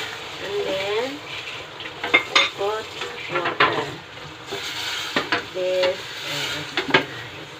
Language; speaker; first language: English; non-native, learner; Filipino